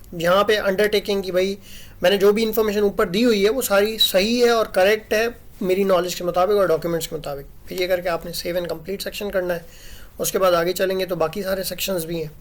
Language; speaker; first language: Urdu; non-native, local second language; Sindhi